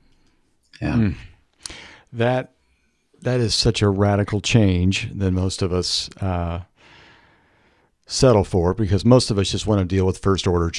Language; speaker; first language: English; native; English